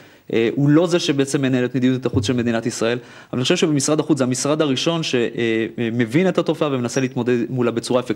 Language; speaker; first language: Hebrew; native; Hebrew